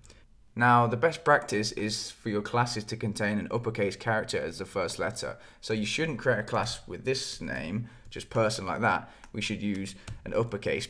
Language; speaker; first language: English; native; English